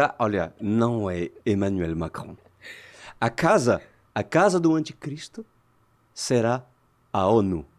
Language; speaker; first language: Portuguese; native; Portuguese